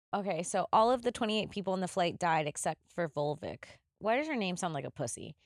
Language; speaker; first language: English; native; English